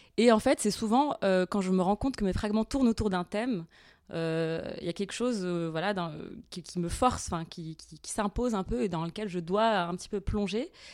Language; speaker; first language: French; non-native, local second language; Arabic